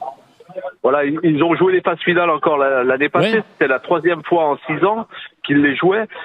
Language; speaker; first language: French; native; French